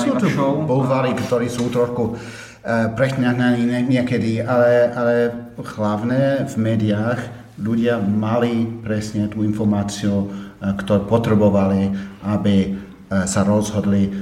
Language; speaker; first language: Slovak; non-native, fluent; English